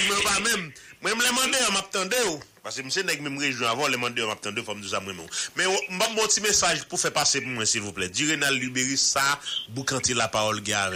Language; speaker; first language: French; non-native, local second language; Haitian Creole